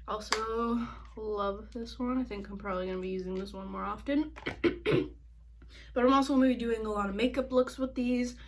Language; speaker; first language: English; native; English